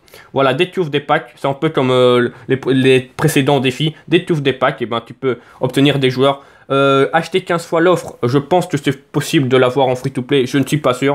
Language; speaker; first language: French; native; French